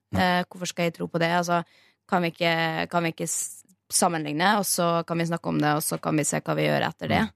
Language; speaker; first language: Norwegian; native; Norwegian